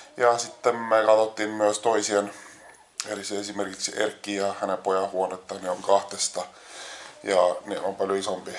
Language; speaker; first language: Finnish; native; Finnish